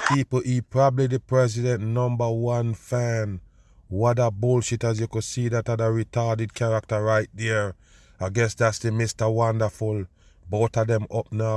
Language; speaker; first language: English; native; English